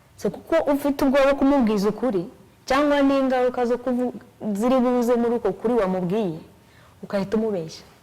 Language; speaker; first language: Kinyarwanda; early bilingual, heritage; Kinyarwanda